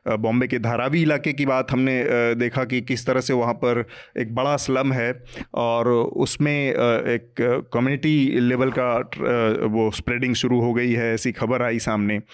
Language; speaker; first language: Hindi; native; Hindi